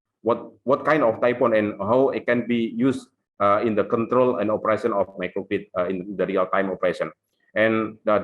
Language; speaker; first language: English; non-native, local second language; Indonesian